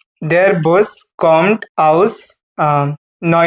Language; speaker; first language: German; non-native, learner; Hindi